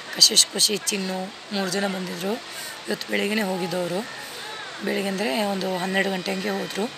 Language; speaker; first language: Kannada; non-native, local second language; Marwari